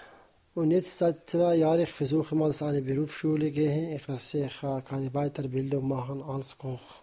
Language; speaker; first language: German; non-native, learner; Kurdish